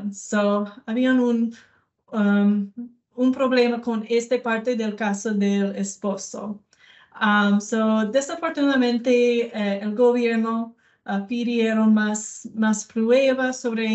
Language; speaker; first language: Spanish; non-native, fluent; English